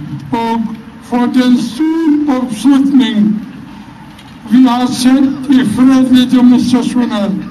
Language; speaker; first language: Norwegian; non-native, fluent; Arabic